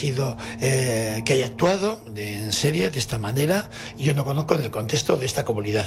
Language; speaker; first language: Spanish; native; Spanish